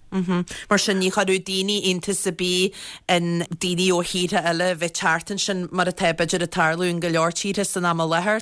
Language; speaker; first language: Irish; native; Irish